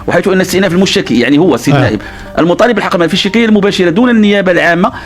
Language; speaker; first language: Arabic; native; Arabic